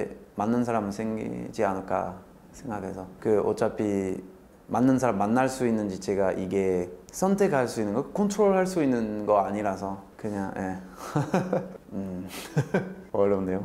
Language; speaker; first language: Korean; non-native, fluent; French